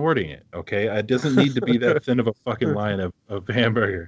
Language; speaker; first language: English; native; English